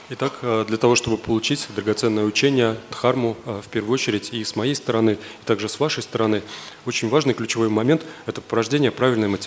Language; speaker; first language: Russian; native; Russian